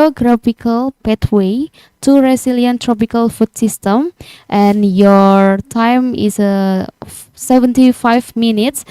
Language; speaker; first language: English; non-native, learner; Indonesian